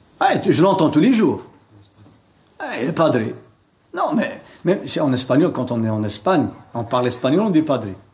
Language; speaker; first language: French; non-native, local second language; Arabic